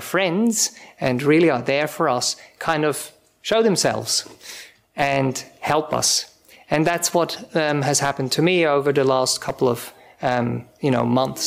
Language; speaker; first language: English; non-native, fluent; German